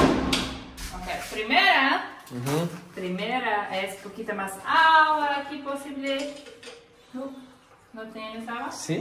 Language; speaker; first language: Spanish; non-native, learner; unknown